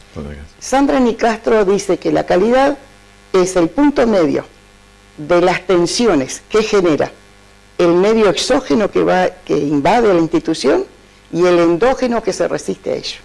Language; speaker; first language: Spanish; native; Spanish